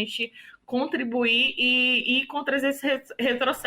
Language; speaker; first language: Portuguese; native; Portuguese